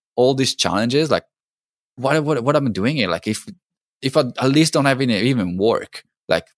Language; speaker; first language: English; non-native, fluent; Italian